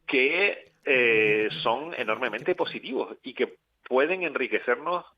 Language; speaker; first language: Spanish; native; Spanish